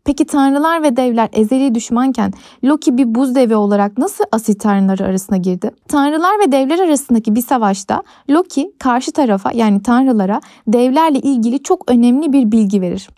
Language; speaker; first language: Turkish; native; Turkish